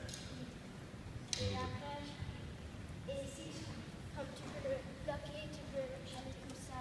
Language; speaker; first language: French; non-native, learner; English